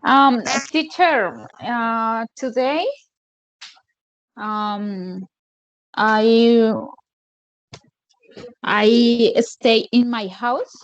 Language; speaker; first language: English; non-native, learner; Spanish